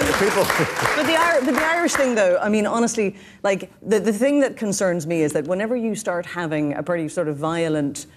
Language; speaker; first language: English; native; English